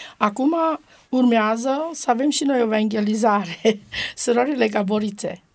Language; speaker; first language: Romanian; non-native, local second language; Romany